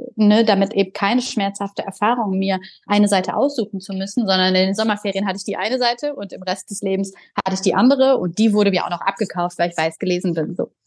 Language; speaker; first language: German; early bilingual, other home language; Bulgarian